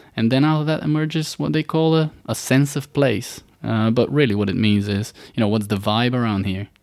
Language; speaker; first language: English; non-native, fluent; Bulgarian